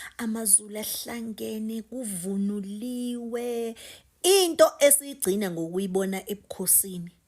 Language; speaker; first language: Zulu; native; Zulu